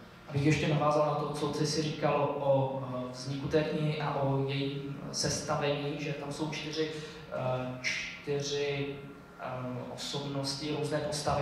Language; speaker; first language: Czech; native; Czech